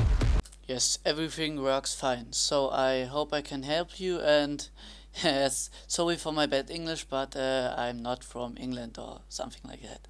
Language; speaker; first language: English; non-native, learner; German